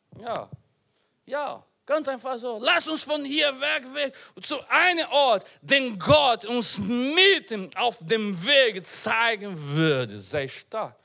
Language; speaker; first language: German; non-native, learner; Portuguese